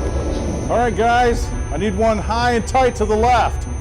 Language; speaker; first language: English; native; English